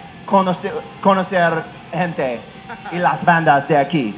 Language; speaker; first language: Spanish; non-native, learner; English